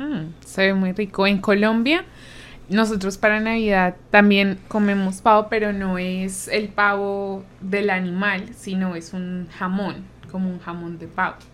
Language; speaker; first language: Spanish; native; Spanish